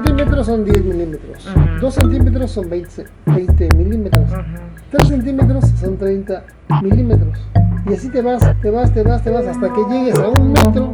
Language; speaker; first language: Spanish; native; Spanish